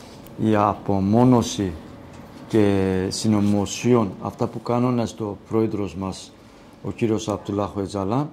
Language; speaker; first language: Greek; non-native, learner; Kurdish